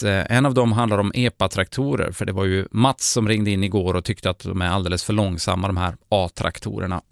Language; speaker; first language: Swedish; native; Swedish